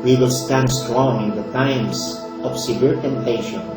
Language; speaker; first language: English; non-native, local second language; Filipino